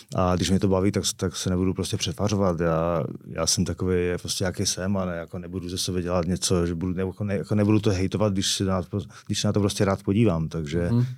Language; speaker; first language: Czech; native; Czech